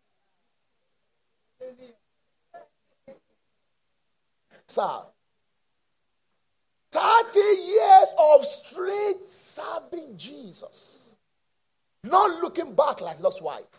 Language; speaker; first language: English; non-native, local second language; Yoruba